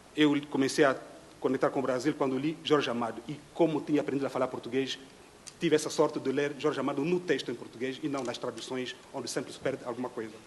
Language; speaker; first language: Portuguese; non-native, fluent; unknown